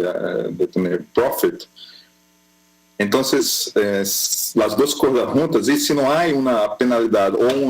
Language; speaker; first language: Spanish; non-native, fluent; Portuguese